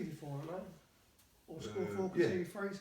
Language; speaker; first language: English; native; English